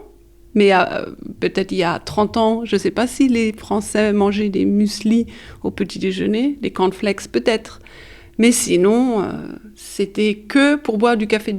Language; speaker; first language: French; early bilingual, heritage; French